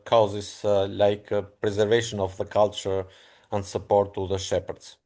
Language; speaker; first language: English; non-native, fluent; Albanian